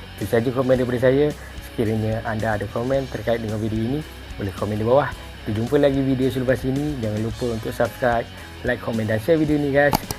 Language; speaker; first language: Malay; native; Malay